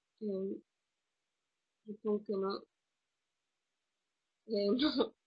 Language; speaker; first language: French; non-native, learner; Spanish